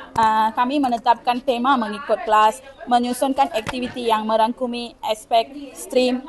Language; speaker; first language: Malay; non-native, local second language; Tamil